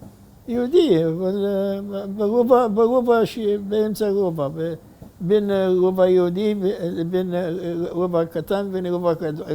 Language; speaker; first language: Hebrew; non-native, fluent; Arabic